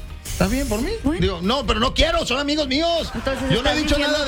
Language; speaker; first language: Spanish; native; Spanish